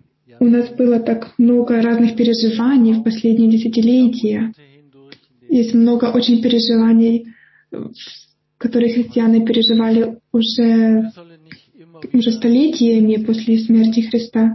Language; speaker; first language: Russian; non-native, fluent; German